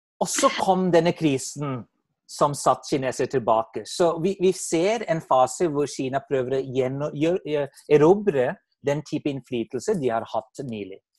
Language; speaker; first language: Norwegian; non-native, fluent; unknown